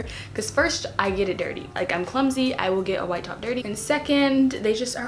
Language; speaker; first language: English; native; English